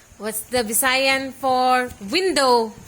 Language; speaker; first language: English; non-native, local second language; Cebuano